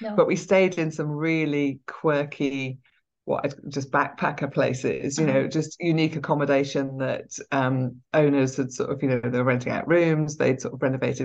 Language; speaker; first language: English; native; English